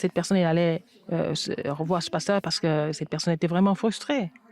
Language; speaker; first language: French; non-native, fluent; Korean